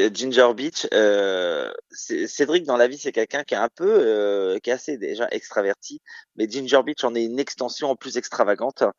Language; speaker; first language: French; native; French